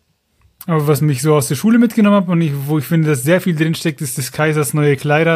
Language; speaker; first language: German; native; German